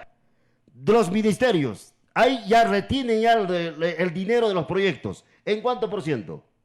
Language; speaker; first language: Spanish; native; Spanish